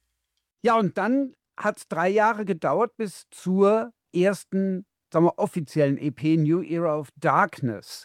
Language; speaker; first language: German; native; German